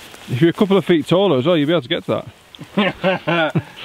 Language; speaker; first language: English; native; English